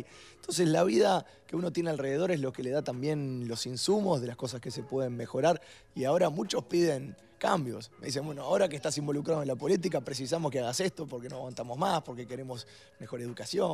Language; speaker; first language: Spanish; native; Spanish